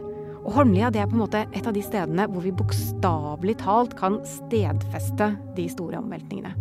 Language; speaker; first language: Norwegian; native; Norwegian